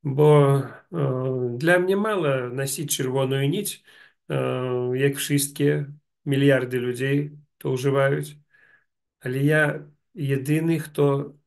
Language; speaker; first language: Polish; non-native, learner; Russian